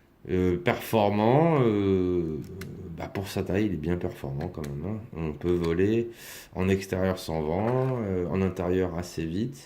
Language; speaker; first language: French; native; French